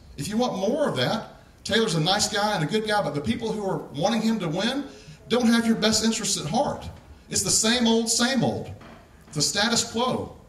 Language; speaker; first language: English; native; English